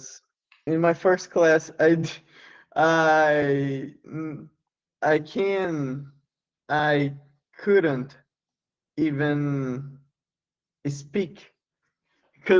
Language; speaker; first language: English; non-native, learner; Portuguese